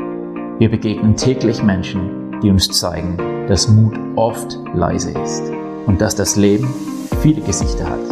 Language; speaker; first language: German; native; German